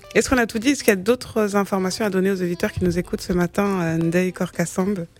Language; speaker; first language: French; native; French